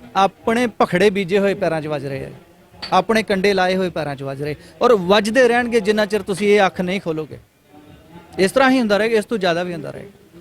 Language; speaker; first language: Punjabi; native; Punjabi